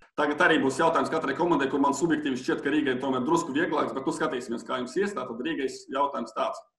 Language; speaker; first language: Latvian; non-native, local second language; Russian